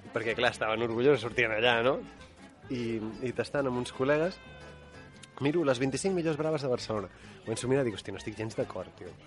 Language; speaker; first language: Catalan; native; Catalan